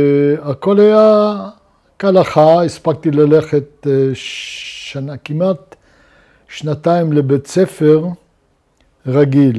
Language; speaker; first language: Hebrew; non-native, fluent; Luxembourgish